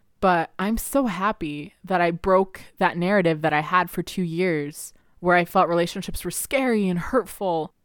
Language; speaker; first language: English; early bilingual, other home language; Spanish